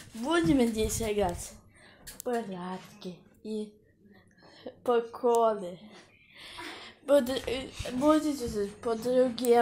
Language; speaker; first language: Russian; non-native, local second language; Polish